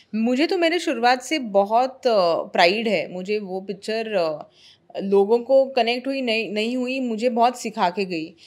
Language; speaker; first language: Hindi; non-native, local second language; Marathi